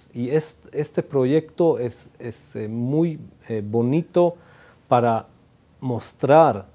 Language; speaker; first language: Spanish; non-native, fluent; Hebrew